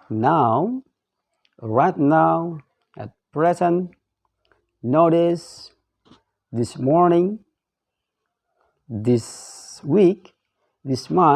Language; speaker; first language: English; non-native, fluent; Indonesian